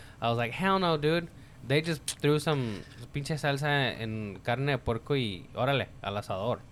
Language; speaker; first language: English; early bilingual, other home language; Spanish